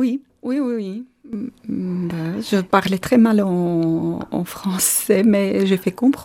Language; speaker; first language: French; non-native, learner; Armenian